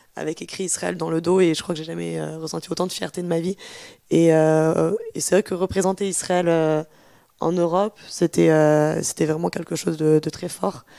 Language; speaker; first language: French; native; French